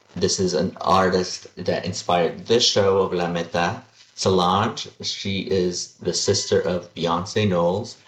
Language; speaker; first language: English; early bilingual, other home language; Spanish